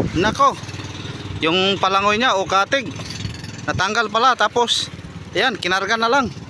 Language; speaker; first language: Filipino; non-native, local second language; Cebuano